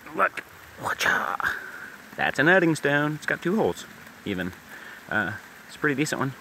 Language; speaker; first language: English; native; English